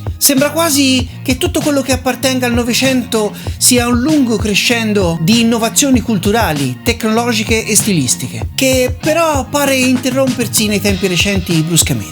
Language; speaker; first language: Italian; native; Italian